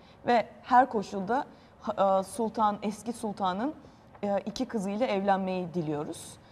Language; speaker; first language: Turkish; native; Turkish